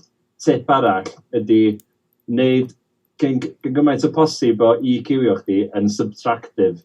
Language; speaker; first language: Welsh; native; Welsh